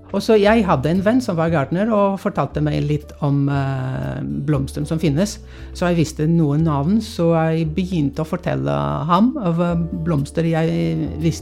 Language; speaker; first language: Norwegian; non-native, fluent; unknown